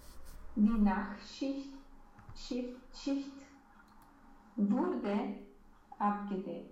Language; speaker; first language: German; non-native, learner; Romanian